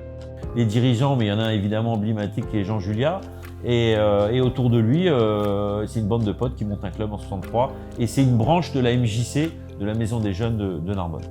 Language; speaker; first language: French; native; French